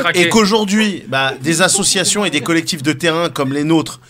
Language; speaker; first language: French; native; French